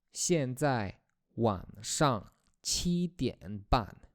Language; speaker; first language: Chinese; non-native, fluent; Polish